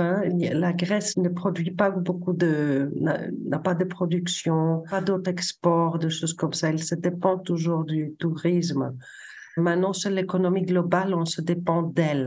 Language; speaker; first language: French; non-native, fluent; Greek